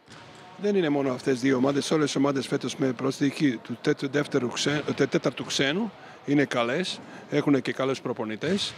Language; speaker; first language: Greek; non-native, fluent; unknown